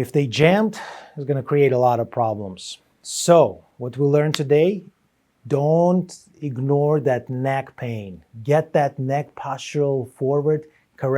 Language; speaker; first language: English; non-native, fluent; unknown